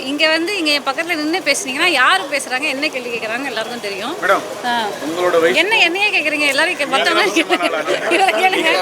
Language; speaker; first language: Tamil; native; Tamil